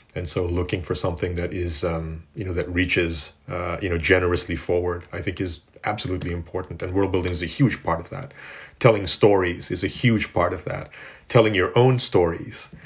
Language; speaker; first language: English; native; English